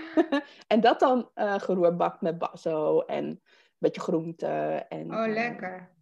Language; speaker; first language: Dutch; native; Dutch